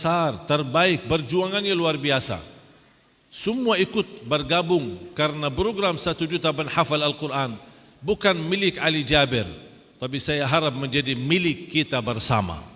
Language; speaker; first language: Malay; non-native, fluent; Arabic